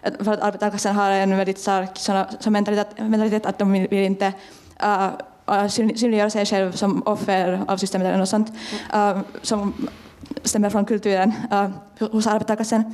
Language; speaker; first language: Swedish; non-native, fluent; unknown